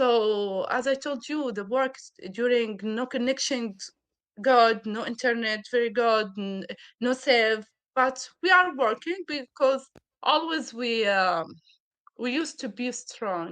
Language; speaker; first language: English; non-native, learner; Arabic